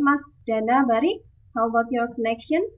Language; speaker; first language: English; non-native, fluent; Indonesian